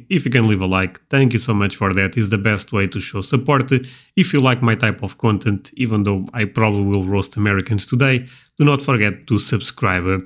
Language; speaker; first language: English; non-native, fluent; Portuguese